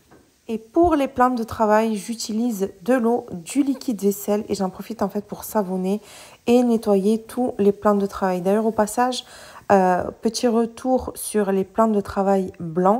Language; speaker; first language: French; native; French